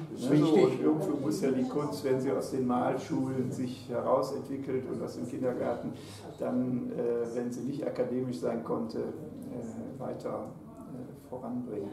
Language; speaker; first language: German; native; German